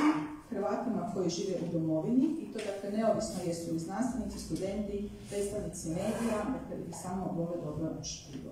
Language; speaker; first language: Croatian; native; Croatian